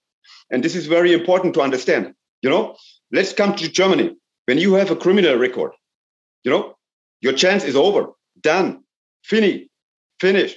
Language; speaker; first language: English; non-native, fluent; German